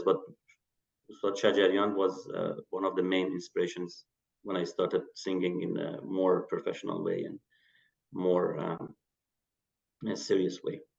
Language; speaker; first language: English; non-native, fluent; Persian